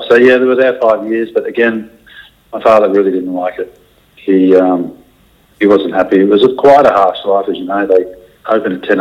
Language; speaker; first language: English; native; English